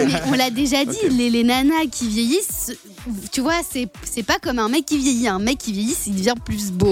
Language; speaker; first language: French; native; French